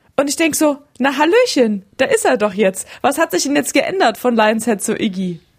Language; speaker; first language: German; native; German